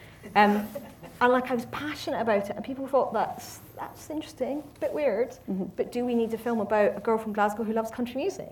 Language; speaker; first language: English; native; English